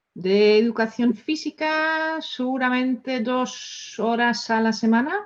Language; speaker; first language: Spanish; non-native, fluent; Dutch